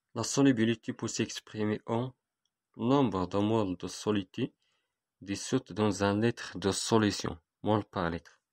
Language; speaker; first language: French; non-native, local second language; Arabic